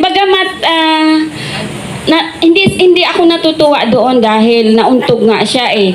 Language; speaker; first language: Filipino; native; Filipino